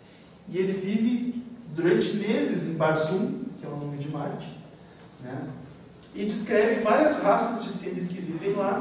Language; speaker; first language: Portuguese; native; Portuguese